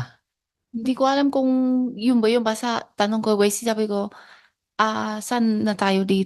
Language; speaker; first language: Filipino; non-native, learner; Chinese